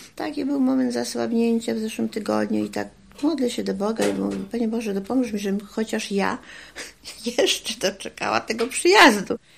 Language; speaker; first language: Polish; native; Polish